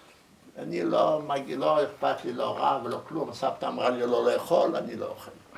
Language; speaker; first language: Hebrew; early bilingual, other home language; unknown